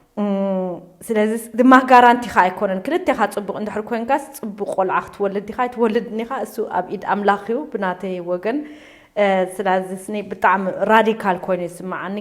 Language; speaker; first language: Tigrinya; native; Tigrinya